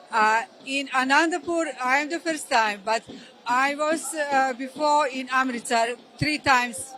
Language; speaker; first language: English; non-native, learner; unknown